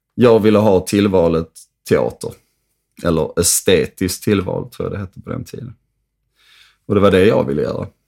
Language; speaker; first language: Swedish; native; Swedish